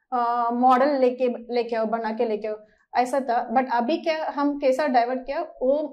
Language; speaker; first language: Hindi; non-native, local second language; Malayalam